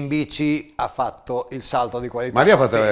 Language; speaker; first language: Italian; native; Italian